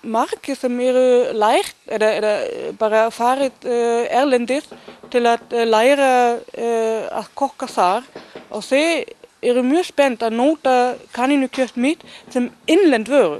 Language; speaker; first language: Icelandic; non-native, learner; Danish